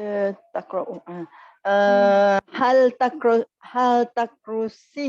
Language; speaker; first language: Arabic; non-native, learner; Malay